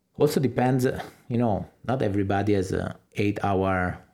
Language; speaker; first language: English; non-native, fluent; Italian